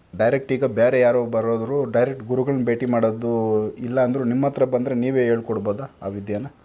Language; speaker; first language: Kannada; native; Kannada